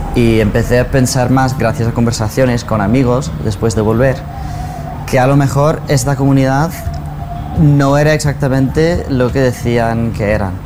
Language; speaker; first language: Spanish; non-native, fluent; English